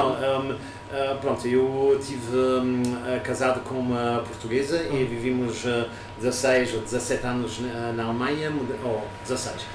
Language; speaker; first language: Portuguese; non-native, fluent; German